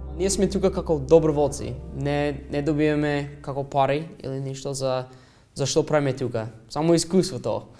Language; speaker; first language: Macedonian; non-native, learner; English